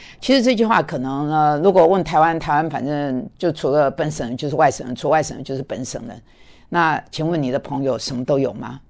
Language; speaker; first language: Chinese; native; Chinese